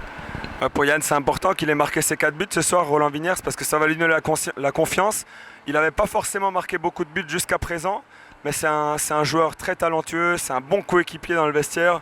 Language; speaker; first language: French; native; French